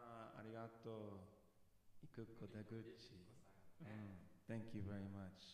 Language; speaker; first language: Japanese; non-native, learner; English